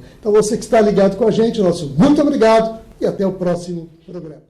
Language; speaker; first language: Portuguese; native; Portuguese